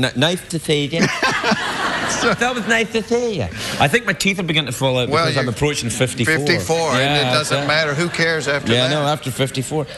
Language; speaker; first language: English; native; English